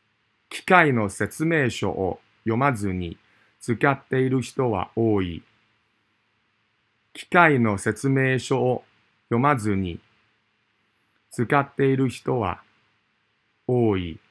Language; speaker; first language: Japanese; non-native, fluent; Cantonese